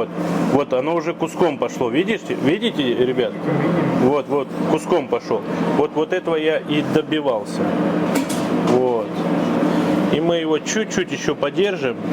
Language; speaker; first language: Russian; native; Russian